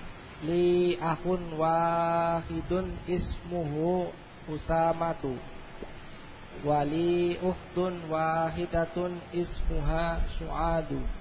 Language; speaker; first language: Arabic; non-native, learner; Indonesian